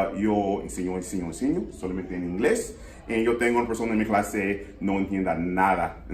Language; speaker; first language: Spanish; non-native, learner; English